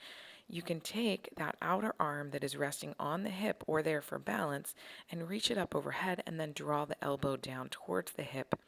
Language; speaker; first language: English; native; English